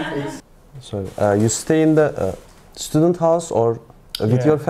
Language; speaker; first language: English; non-native, learner; Turkish